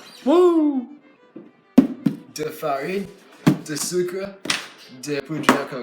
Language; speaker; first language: French; non-native, learner; English